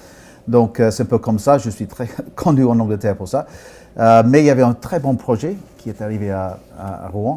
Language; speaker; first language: French; non-native, fluent; English